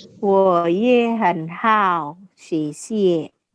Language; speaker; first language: Chinese; non-native, fluent; Indonesian